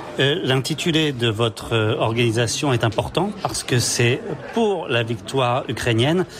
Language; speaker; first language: French; native; French